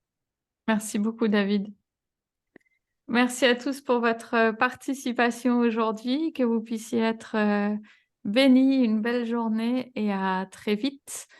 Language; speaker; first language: French; native; French